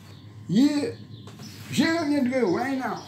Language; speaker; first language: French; non-native, local second language; Haitian Creole